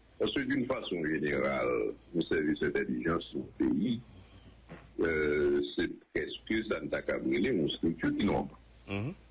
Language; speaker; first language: French; non-native, local second language; Haitian Creole